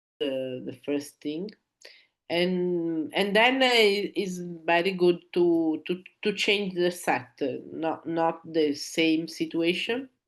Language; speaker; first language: English; non-native, learner; Italian